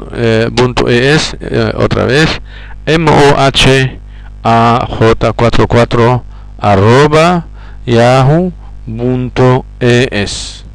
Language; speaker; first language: Spanish; non-native, fluent; Arabic